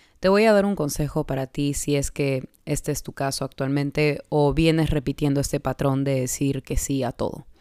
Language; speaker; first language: Spanish; native; Spanish